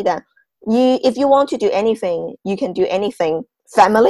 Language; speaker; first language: English; non-native, local second language; Cantonese